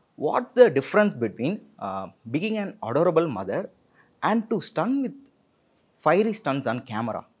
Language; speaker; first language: English; non-native, local second language; Tamil